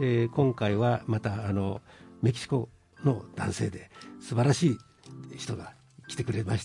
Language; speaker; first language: Japanese; native; Japanese